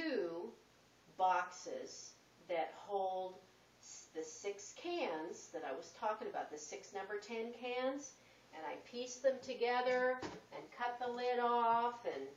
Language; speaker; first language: English; native; English